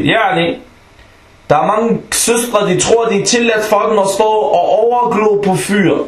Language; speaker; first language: Danish; non-native, local second language; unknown